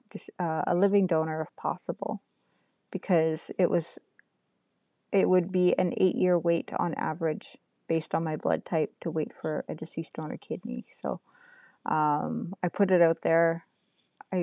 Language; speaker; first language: English; native; English